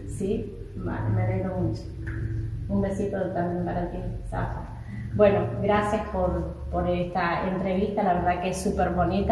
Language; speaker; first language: Spanish; native; Spanish